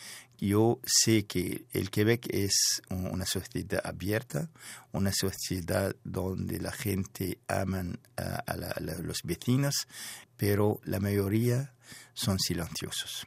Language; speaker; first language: Spanish; non-native, fluent; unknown